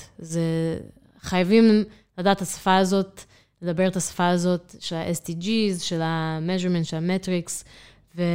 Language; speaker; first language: Hebrew; non-native, fluent; English